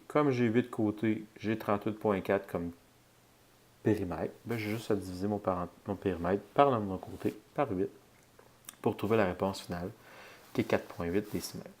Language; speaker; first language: French; native; French